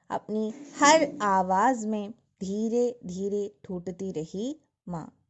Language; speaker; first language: Hindi; non-native, local second language; Malayalam